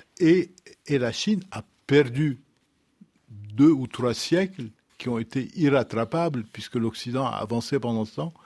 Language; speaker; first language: French; non-native, local second language; Arabic